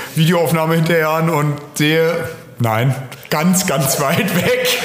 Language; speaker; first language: German; non-native, fluent; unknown